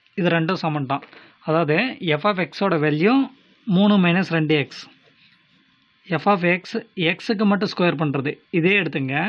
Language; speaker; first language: Tamil; native; Tamil